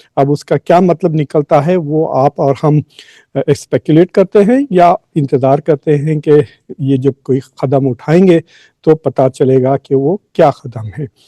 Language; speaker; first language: Urdu; native; Urdu